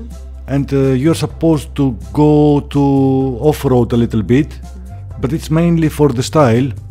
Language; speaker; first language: English; non-native, learner; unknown